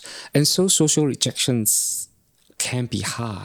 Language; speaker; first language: English; non-native, local second language; Chinese